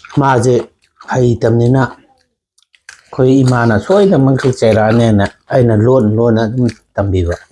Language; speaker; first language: Manipuri; native; Manipuri